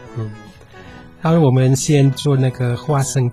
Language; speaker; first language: Chinese; non-native, fluent; Indonesian